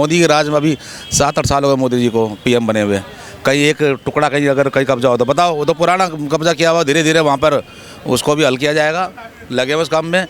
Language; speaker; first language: Hindi; native; Hindi